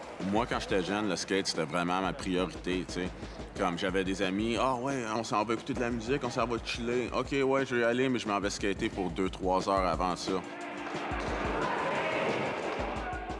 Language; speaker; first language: French; native; French